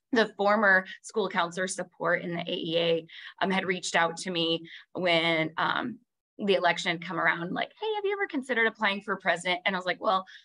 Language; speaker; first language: English; native; English